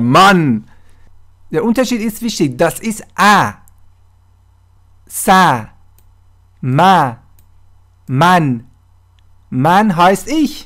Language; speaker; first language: German; non-native, fluent; Persian